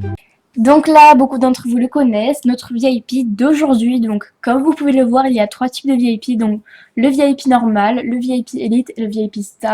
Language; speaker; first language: French; native; French